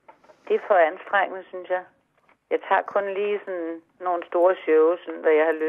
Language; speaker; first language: Danish; native; Danish